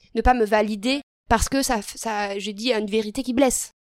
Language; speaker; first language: French; native; French